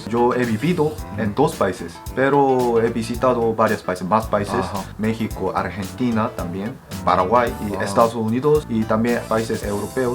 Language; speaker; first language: Spanish; non-native, fluent; Korean